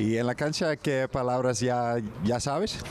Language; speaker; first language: Spanish; non-native, fluent; Dutch